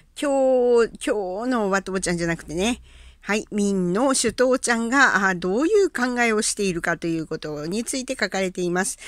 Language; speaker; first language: Japanese; native; Japanese